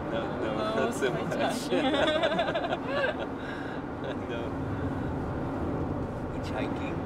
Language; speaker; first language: English; non-native, learner; French